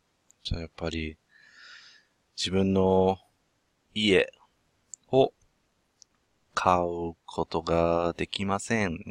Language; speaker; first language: Japanese; non-native, learner; English